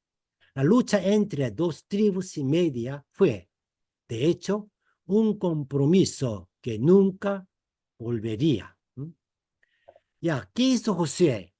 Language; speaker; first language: Spanish; non-native, fluent; Korean